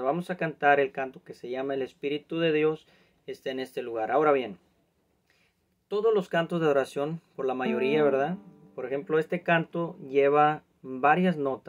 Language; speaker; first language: Spanish; native; Spanish